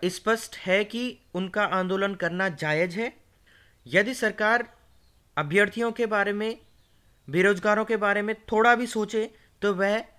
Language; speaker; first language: Hindi; native; Hindi